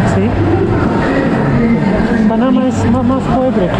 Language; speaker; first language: Spanish; non-native, learner; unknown